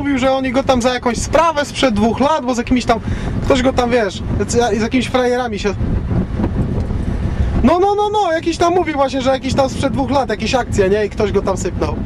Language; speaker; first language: Polish; native; Polish